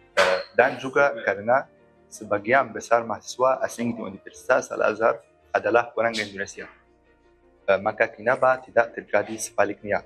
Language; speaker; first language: Indonesian; non-native, learner; Arabic